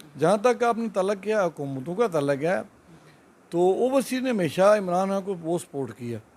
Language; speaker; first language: Urdu; non-native, local second language; Punjabi